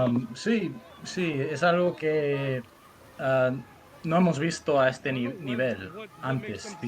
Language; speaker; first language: Spanish; early bilingual, heritage; Spanish